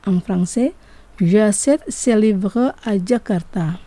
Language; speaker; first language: French; non-native, fluent; Indonesian